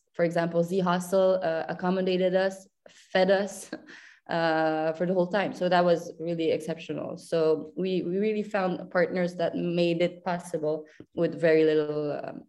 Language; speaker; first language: English; non-native, local second language; French